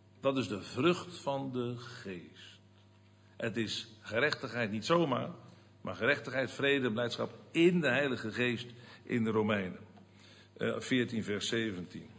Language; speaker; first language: Dutch; native; Dutch